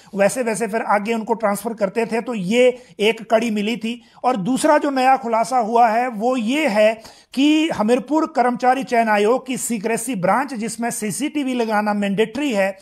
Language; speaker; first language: Hindi; native; Hindi